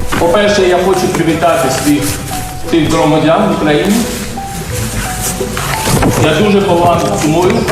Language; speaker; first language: Ukrainian; non-native, learner; Georgian